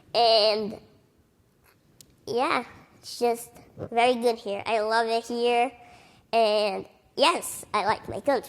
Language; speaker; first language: English; early bilingual, other home language; Portuguese